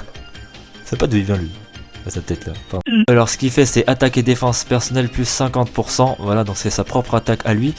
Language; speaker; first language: French; native; French